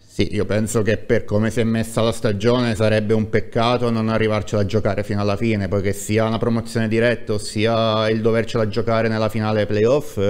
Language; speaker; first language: Italian; native; Italian